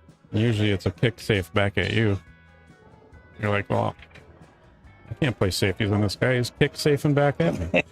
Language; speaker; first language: English; native; English